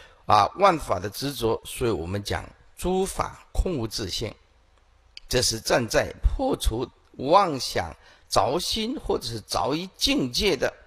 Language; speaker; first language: Chinese; native; Chinese